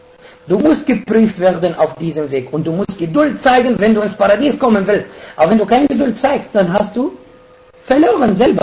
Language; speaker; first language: German; non-native, fluent; Arabic